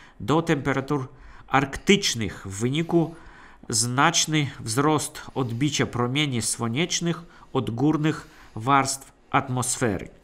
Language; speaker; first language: Polish; non-native, fluent; Russian